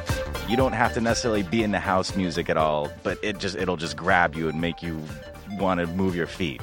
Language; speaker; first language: English; native; English